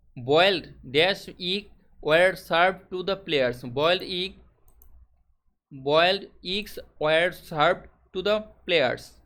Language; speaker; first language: English; non-native, local second language; Bangla